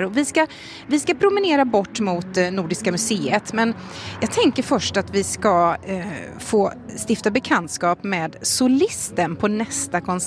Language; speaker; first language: Swedish; native; Swedish